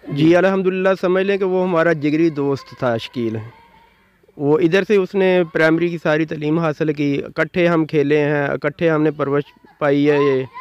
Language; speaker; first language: Urdu; native; Urdu